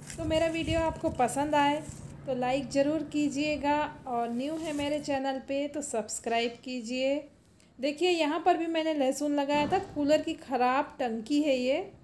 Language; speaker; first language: Hindi; native; Hindi